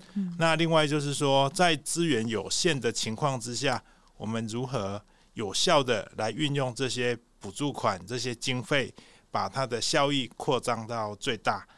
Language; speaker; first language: Chinese; native; Chinese